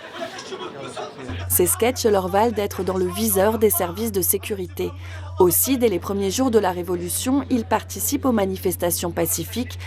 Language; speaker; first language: French; native; French